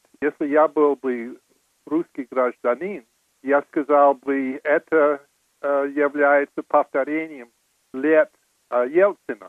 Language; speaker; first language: Russian; non-native, fluent; English